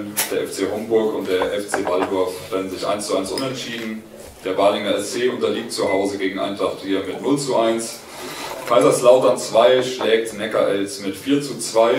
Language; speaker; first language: German; native; German